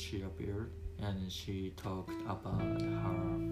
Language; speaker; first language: English; non-native, learner; Japanese